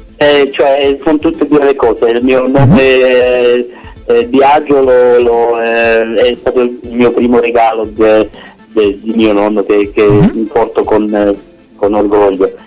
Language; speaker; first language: Italian; early bilingual, heritage; Italian